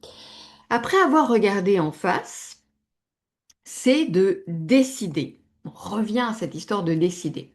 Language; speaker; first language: French; native; French